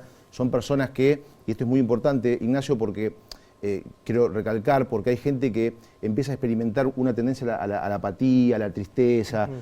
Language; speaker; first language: Spanish; native; Spanish